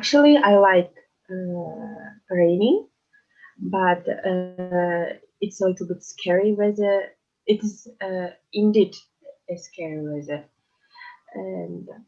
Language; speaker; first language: English; non-native, learner; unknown